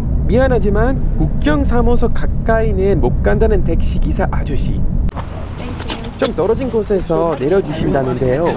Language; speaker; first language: Korean; non-native, fluent; English